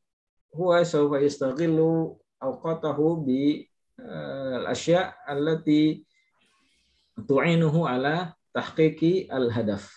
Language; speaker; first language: Arabic; non-native, fluent; Indonesian